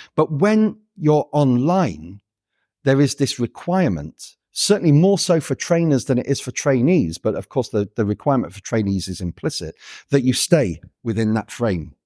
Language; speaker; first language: English; native; English